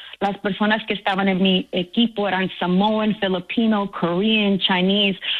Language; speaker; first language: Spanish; early bilingual, heritage; Spanish